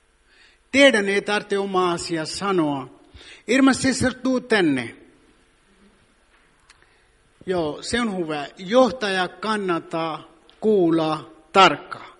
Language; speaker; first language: Finnish; non-native, fluent; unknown